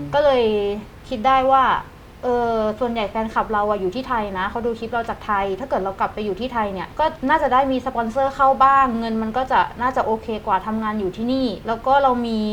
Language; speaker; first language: Thai; native; Thai